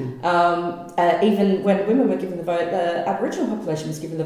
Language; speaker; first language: English; native; English